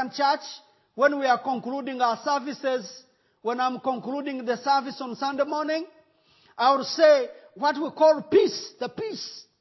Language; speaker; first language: English; non-native, local second language; Kinyarwanda